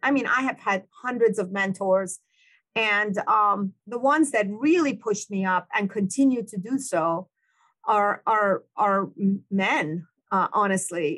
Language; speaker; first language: English; non-native, fluent; Persian